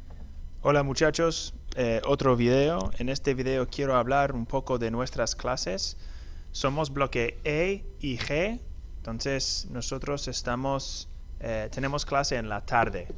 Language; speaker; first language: Spanish; non-native, fluent; English